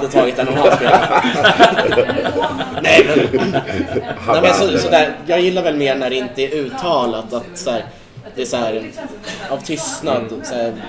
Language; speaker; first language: Swedish; native; Swedish